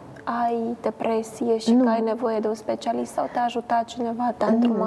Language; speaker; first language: Romanian; native; Romanian